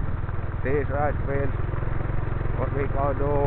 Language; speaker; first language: English; non-native, learner; Finnish